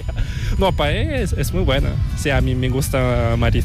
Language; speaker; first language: Spanish; non-native, learner; Korean